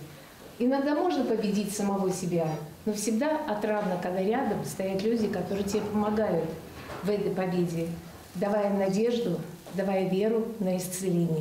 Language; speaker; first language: Russian; native; Russian